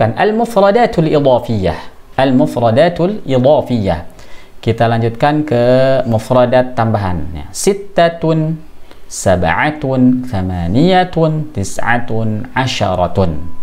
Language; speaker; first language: Arabic; non-native, fluent; Indonesian